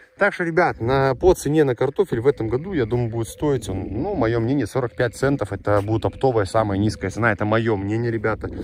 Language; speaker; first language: Russian; native; Russian